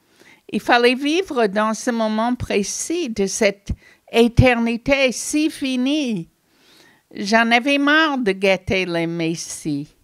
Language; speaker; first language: French; non-native, fluent; English